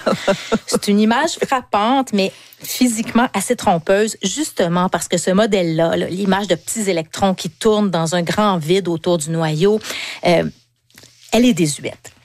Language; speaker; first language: French; native; French